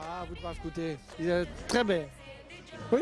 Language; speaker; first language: French; non-native, local second language; Dutch